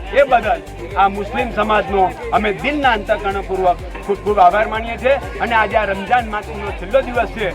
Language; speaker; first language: Gujarati; native; Gujarati